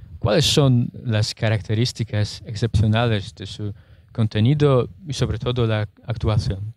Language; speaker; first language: Spanish; non-native, fluent; Polish